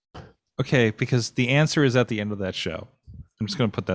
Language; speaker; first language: English; native; English